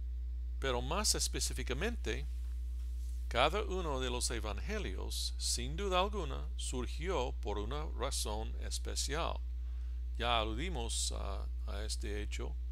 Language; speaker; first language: Spanish; non-native, fluent; English